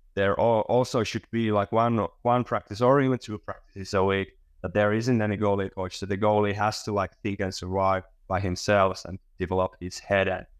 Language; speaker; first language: English; non-native, fluent; Finnish